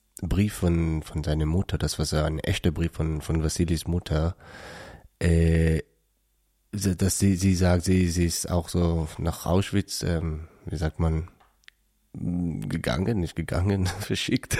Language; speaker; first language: German; non-native, learner; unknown